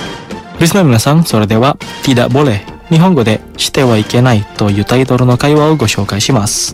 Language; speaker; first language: Japanese; non-native, fluent; Indonesian